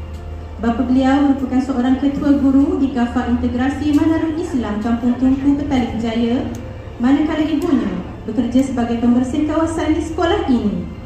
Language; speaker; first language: Malay; native; Malay